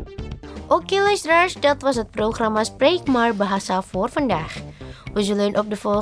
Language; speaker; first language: Dutch; non-native, learner; Indonesian